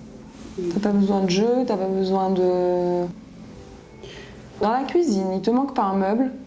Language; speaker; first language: French; native; French